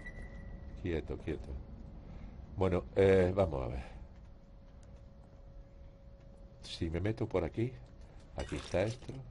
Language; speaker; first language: Spanish; native; Spanish